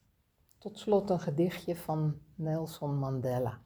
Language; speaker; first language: Dutch; native; Dutch